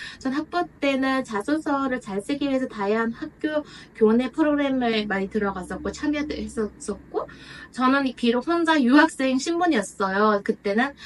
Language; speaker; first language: Korean; non-native, fluent; Mongolian